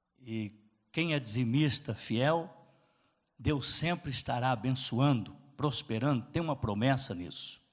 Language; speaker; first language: Portuguese; native; Portuguese